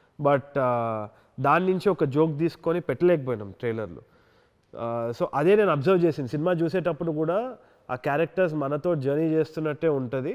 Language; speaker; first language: Telugu; native; Telugu